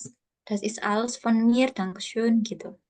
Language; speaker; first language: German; non-native, fluent; Indonesian